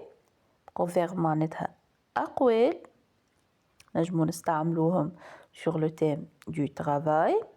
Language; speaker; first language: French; non-native, local second language; Arabic